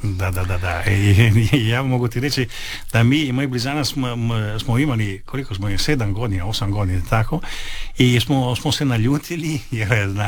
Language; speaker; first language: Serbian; non-native, fluent; Italian